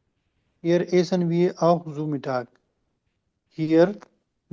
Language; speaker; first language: German; non-native, learner; Urdu